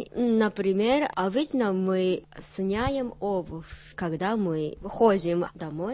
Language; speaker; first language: Russian; non-native, learner; Japanese